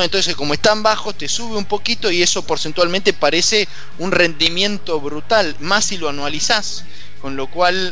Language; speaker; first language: Spanish; native; Spanish